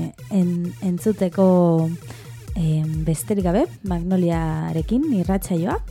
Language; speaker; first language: Basque; non-native, learner; Spanish